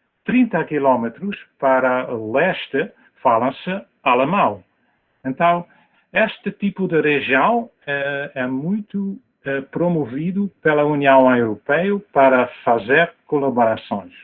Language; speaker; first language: Portuguese; non-native, fluent; Dutch